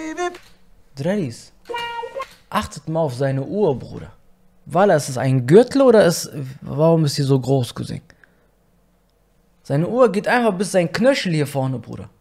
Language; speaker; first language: German; native; German